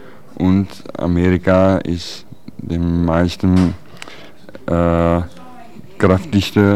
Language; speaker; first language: German; non-native, learner; Dutch